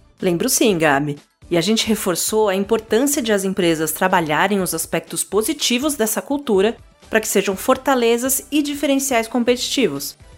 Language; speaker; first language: Portuguese; native; Portuguese